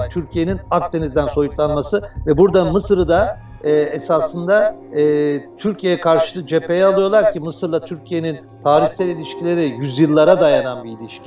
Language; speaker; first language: Turkish; native; Turkish